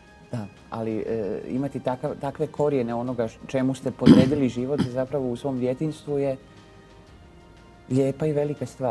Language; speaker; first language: Croatian; native; Croatian